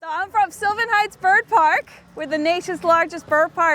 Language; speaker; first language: English; native; English